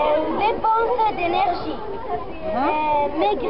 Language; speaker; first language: French; non-native, learner; Arabic